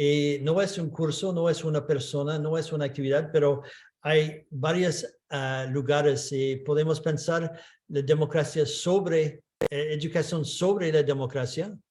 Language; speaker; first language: Spanish; non-native, fluent; English